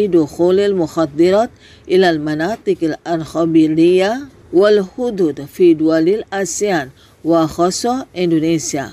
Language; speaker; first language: Arabic; non-native, fluent; Indonesian